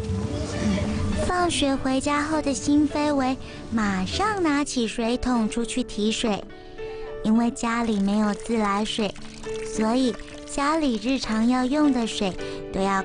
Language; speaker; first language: Chinese; native; Chinese